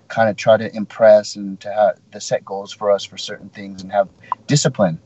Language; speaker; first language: English; native; English